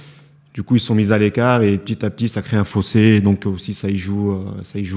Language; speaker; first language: French; native; French